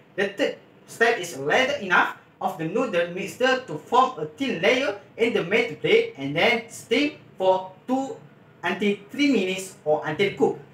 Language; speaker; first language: English; non-native, local second language; Malay